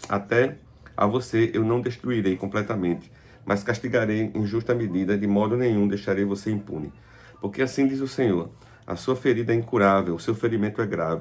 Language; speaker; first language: Portuguese; native; Portuguese